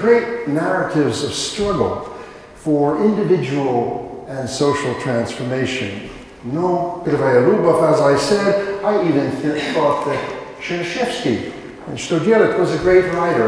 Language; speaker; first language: English; native; English